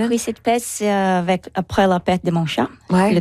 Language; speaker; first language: French; non-native, learner; Portuguese